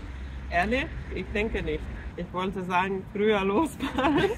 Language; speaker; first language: German; non-native, fluent; Finnish